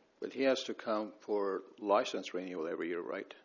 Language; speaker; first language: English; native; English